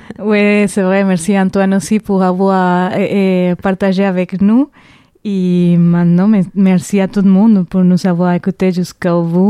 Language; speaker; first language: French; non-native, fluent; Spanish